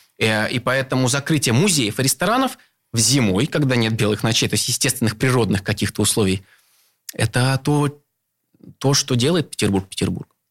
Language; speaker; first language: Russian; native; Russian